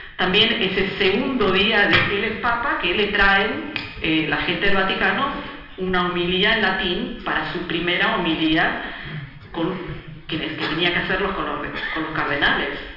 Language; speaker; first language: Spanish; early bilingual, other home language; Italian